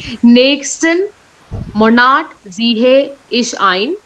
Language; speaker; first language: German; non-native, learner; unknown